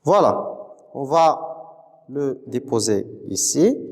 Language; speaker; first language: French; non-native, local second language; Arabic